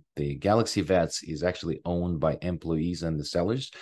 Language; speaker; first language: English; non-native, fluent; Ukrainian